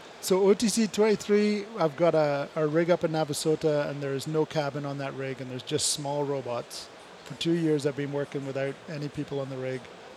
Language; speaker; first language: English; native; English